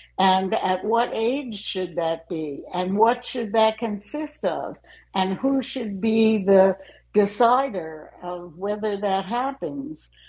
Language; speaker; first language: English; native; English